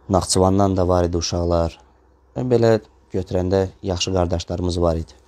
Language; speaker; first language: Azerbaijani; non-native, local second language; Russian